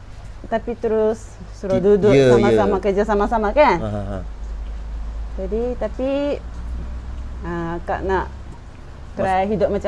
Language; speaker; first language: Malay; non-native, fluent; Japanese